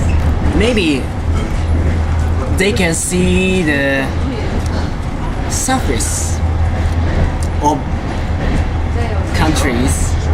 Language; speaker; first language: English; non-native, learner; Japanese